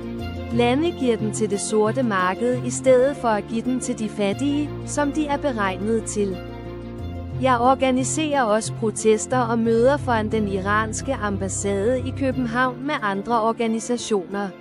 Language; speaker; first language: Danish; non-native, fluent; Persian